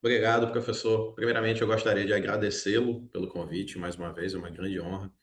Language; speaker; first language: Portuguese; native; Portuguese